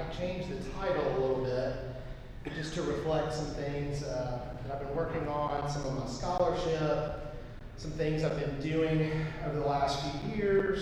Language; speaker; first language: English; native; English